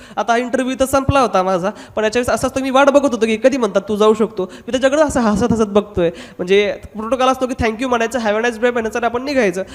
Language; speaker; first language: Marathi; non-native, local second language; Hindi